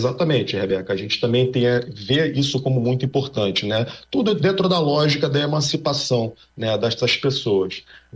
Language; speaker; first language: Portuguese; native; Portuguese